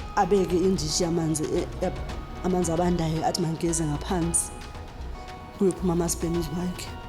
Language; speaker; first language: Zulu; non-native, local second language; Xhosa